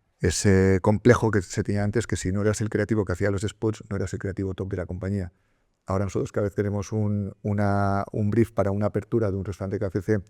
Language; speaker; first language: Spanish; native; Spanish